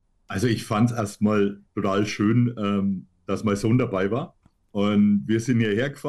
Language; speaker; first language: German; native; German